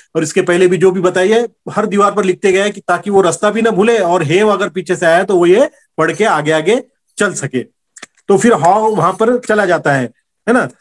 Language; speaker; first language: Hindi; non-native, local second language; Marathi